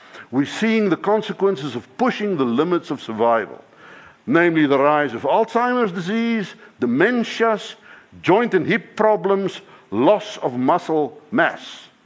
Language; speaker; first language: English; non-native, local second language; Afrikaans